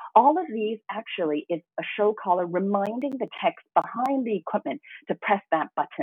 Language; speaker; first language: English; non-native, local second language; Cantonese